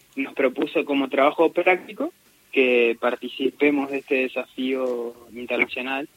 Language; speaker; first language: Spanish; native; Spanish